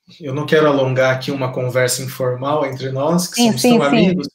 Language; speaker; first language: French; non-native, fluent; Portuguese